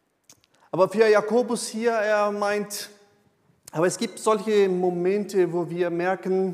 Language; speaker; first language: German; non-native, fluent; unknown